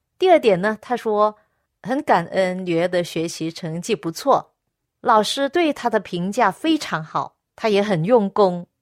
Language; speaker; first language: Chinese; non-native, local second language; Cantonese